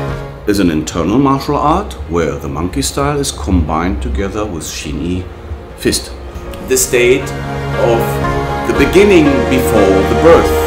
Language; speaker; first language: English; non-native, fluent; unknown